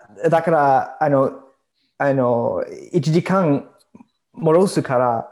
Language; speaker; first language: Japanese; non-native, learner; English